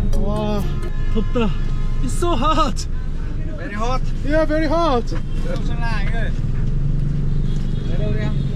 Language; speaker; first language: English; non-native, learner; Korean